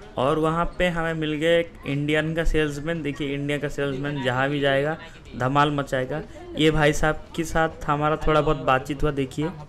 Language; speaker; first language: Hindi; non-native, local second language; Odia